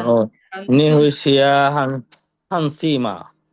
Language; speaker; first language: Chinese; non-native, learner; Bangla